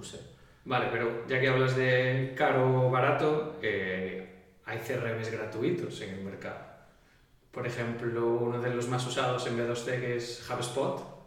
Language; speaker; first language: Spanish; native; Spanish